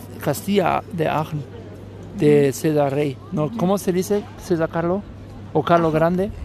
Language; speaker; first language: Spanish; non-native, learner; German